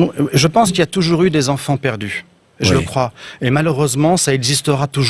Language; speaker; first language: French; native; French